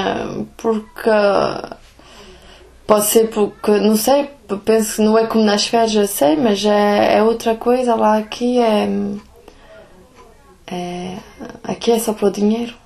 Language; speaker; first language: Portuguese; early bilingual, heritage; Portuguese